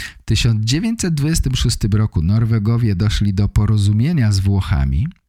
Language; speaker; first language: Polish; native; Polish